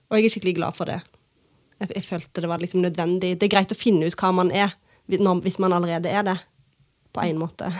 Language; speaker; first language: Norwegian; early bilingual, other home language; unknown